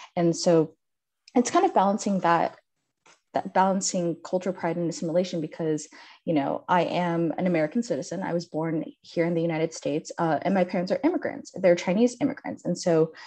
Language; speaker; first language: English; native; English